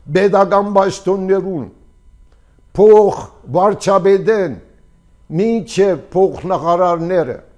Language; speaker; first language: Armenian; early bilingual, heritage; Armenian